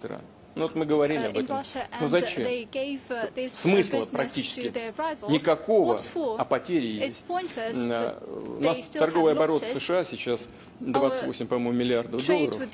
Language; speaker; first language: Russian; native; Russian